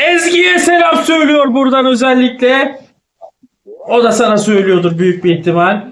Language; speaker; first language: Turkish; native; Turkish